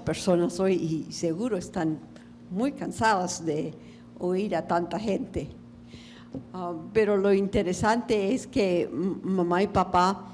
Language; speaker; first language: Spanish; early bilingual, heritage; English